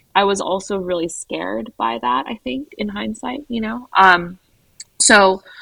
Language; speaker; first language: English; native; English